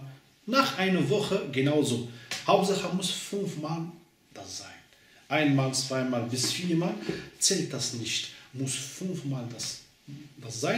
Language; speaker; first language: German; non-native, learner; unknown